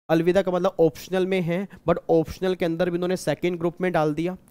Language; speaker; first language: Hindi; native; Hindi